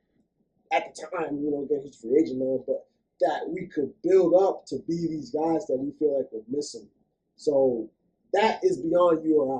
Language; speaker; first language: English; native; English